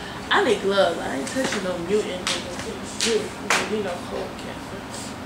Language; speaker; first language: English; native; English